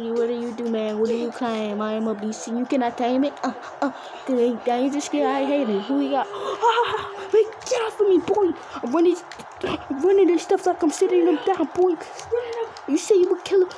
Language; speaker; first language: English; native; English